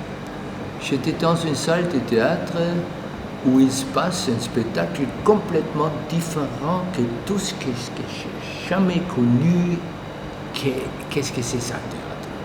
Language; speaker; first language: French; non-native, learner; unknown